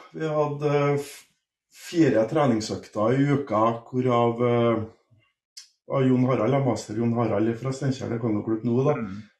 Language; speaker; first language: Norwegian; native; Norwegian